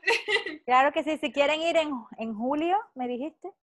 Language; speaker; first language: Spanish; early bilingual, heritage; Spanish